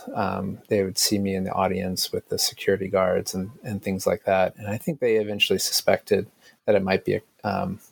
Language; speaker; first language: English; native; English